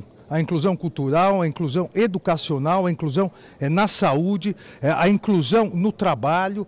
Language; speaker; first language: Portuguese; native; Portuguese